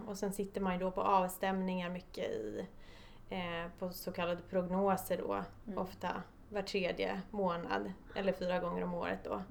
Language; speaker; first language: Swedish; early bilingual, other home language; Polish